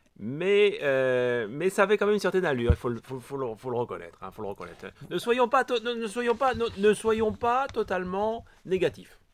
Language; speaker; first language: French; native; French